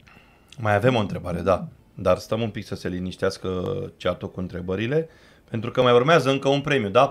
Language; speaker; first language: Romanian; native; Romanian